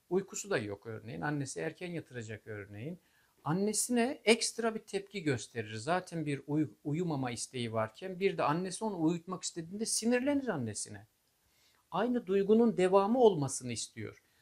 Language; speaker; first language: Turkish; native; Turkish